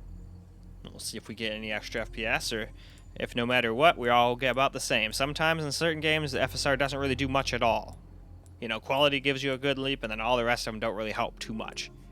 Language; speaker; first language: English; native; English